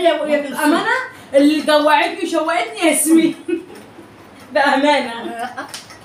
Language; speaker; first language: Arabic; native; Arabic